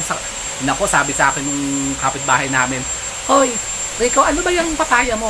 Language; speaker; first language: Filipino; native; Filipino